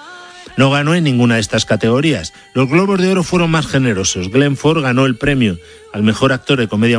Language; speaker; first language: Spanish; native; Spanish